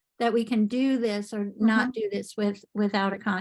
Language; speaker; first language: English; native; English